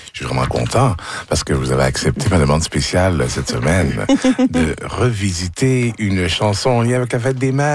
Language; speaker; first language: French; native; French